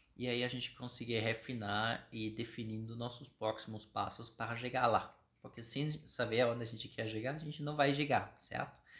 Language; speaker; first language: Portuguese; non-native, fluent; German